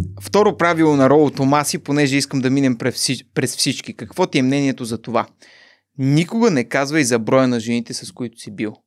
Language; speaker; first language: Bulgarian; native; Bulgarian